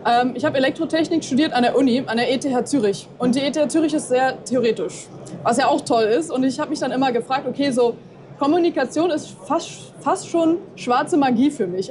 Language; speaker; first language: German; native; German